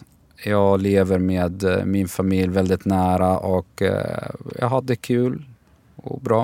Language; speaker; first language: Swedish; non-native, learner; Arabic